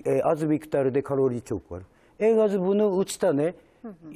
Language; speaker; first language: Turkish; non-native, learner; Japanese